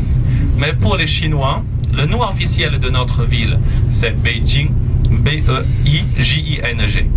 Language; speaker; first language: French; non-native, fluent; Chinese